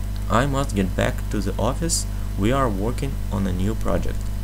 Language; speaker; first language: English; non-native, fluent; Russian